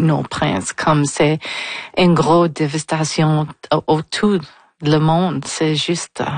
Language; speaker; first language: French; non-native, local second language; English